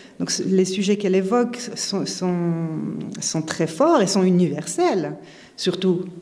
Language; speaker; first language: French; non-native, local second language; Arabic